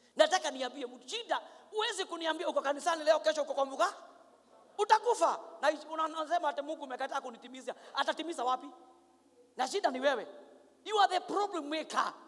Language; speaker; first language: Swahili; non-native, local second language; Kikuyu